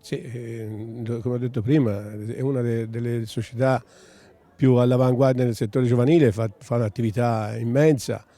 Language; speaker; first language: Italian; native; Italian